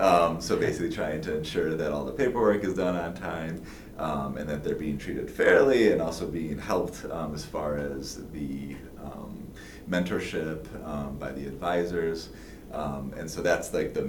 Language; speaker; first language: English; native; English